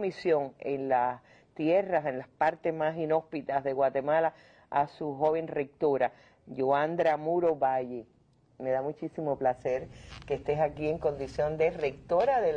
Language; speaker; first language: Spanish; native; Spanish